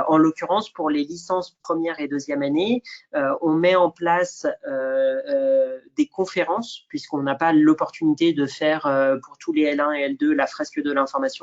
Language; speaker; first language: French; native; French